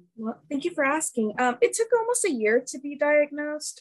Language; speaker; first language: English; early bilingual, other home language; Spanish